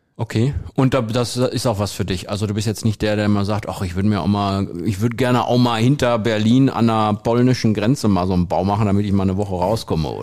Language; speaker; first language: German; native; German